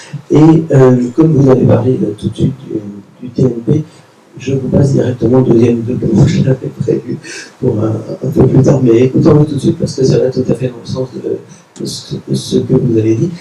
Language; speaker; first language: French; native; French